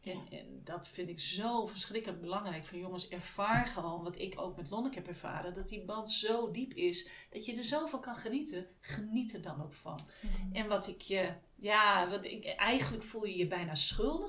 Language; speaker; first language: Dutch; native; Dutch